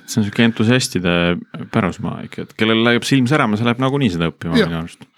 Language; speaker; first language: Estonian; native; Estonian